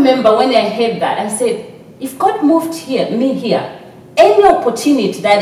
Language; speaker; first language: English; non-native, local second language; Swahili